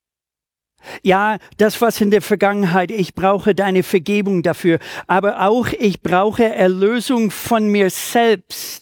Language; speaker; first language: German; native; German